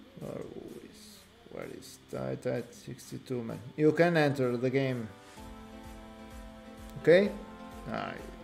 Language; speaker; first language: English; non-native, learner; Portuguese